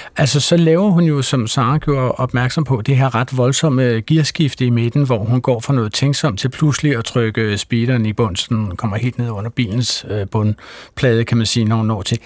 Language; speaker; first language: Danish; native; Danish